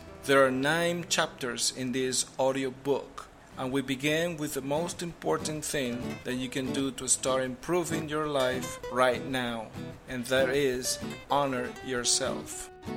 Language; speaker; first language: English; non-native, fluent; Spanish